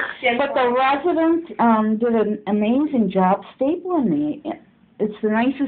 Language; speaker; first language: English; native; English